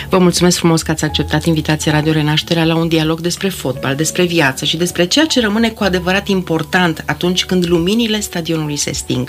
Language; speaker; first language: Romanian; native; Romanian